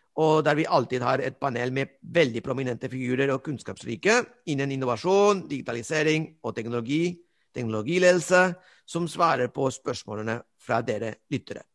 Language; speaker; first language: Norwegian; non-native, fluent; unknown